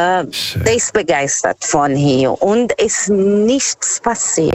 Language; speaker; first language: German; non-native, fluent; Portuguese